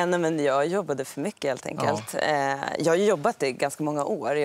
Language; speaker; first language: Swedish; native; Swedish